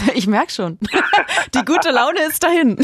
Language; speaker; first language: German; native; German